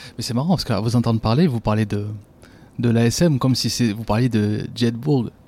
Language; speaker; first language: French; native; French